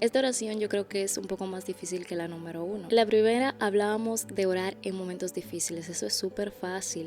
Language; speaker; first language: Spanish; native; Spanish